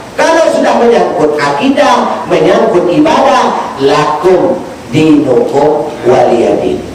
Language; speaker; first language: Indonesian; native; Indonesian